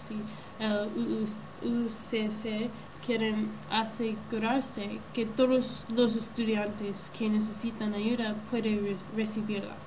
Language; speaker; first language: Spanish; non-native, learner; English